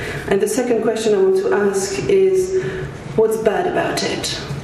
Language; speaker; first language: English; non-native, fluent; French